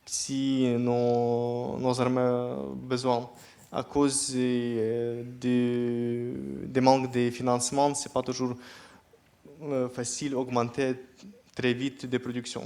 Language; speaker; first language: French; non-native, fluent; Ukrainian